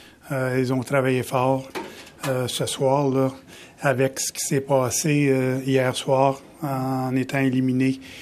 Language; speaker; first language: French; native; French